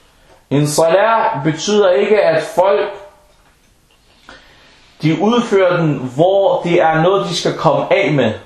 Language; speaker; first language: Danish; non-native, local second language; Arabic